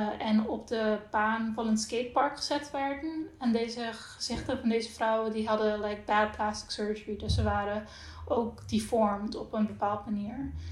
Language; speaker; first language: Dutch; non-native, local second language; Papiamento